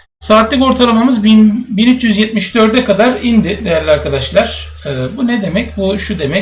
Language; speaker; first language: Turkish; native; Turkish